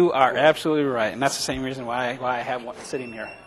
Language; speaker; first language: English; native; English